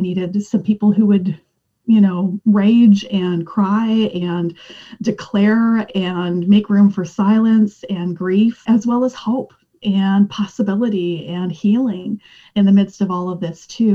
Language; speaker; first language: English; native; English